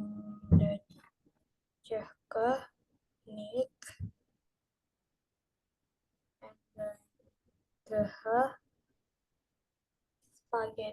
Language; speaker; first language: English; non-native, learner; Indonesian